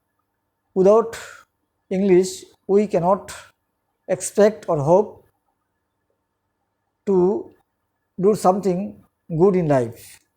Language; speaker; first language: English; non-native, local second language; Bangla